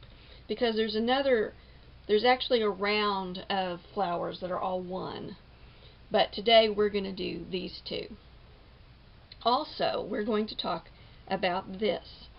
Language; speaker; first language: English; native; English